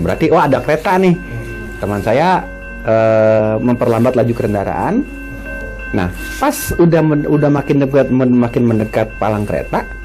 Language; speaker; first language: Indonesian; native; Indonesian